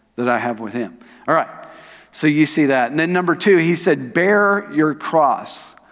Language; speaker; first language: English; native; English